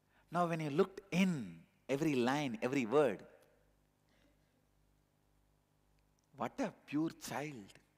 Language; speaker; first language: English; non-native, local second language; Tamil